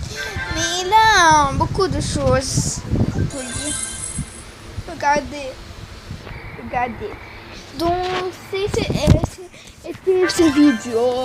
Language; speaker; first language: French; non-native, learner; Arabic